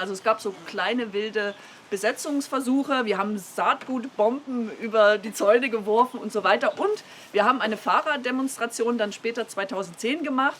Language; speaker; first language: German; native; German